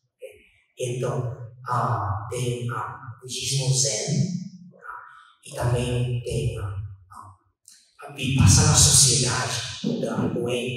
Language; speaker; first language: Portuguese; non-native, fluent; Chinese